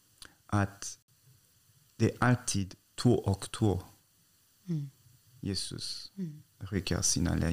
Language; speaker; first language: Swedish; non-native, fluent; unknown